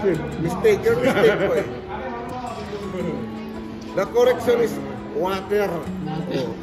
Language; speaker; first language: English; non-native, learner; Filipino